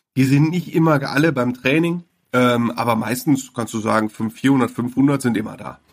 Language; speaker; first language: German; native; German